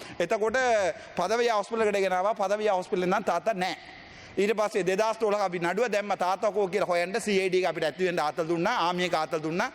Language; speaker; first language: Sinhala; non-native, local second language; Tamil